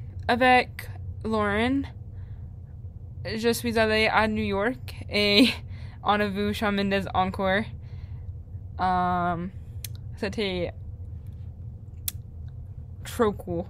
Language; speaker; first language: French; non-native, learner; English